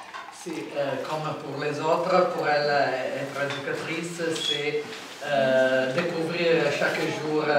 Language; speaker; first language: French; non-native, fluent; Italian